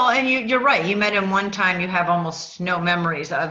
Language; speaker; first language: English; native; English